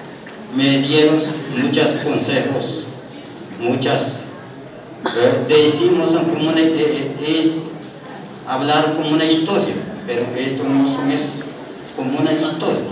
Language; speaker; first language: Spanish; non-native, local second language; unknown